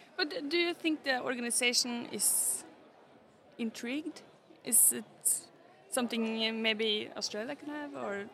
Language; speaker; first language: English; non-native, fluent; Norwegian